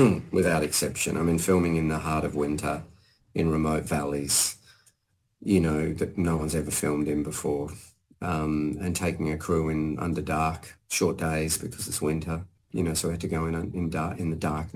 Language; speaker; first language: English; native; English